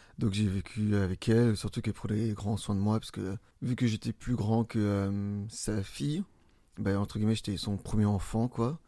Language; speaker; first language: French; early bilingual, other home language; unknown